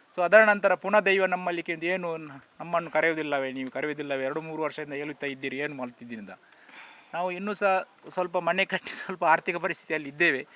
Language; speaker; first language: Kannada; native; Kannada